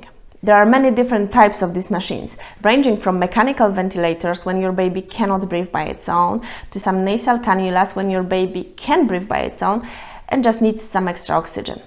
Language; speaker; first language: English; non-native, fluent; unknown